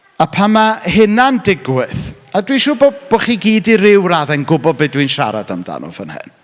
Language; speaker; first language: Welsh; native; Welsh